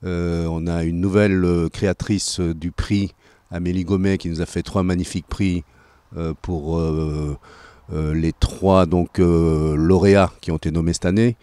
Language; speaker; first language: French; native; French